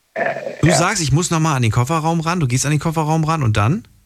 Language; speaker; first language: German; native; German